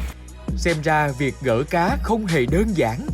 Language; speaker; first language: Vietnamese; native; Vietnamese